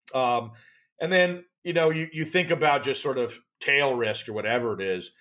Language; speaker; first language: English; native; English